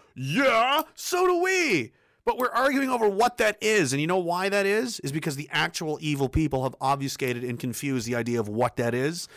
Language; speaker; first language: English; early bilingual, other home language; Danish